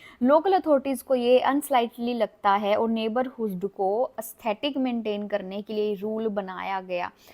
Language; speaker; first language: Hindi; native; Hindi